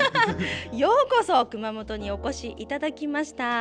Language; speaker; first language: Japanese; native; Japanese